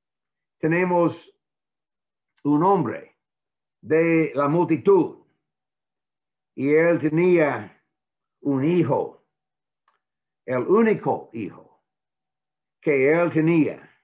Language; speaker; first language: Spanish; non-native, fluent; English